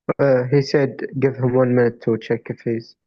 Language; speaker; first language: English; non-native, fluent; Arabic